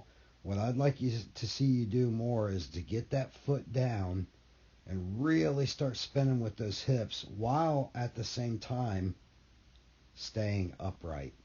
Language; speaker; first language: English; native; English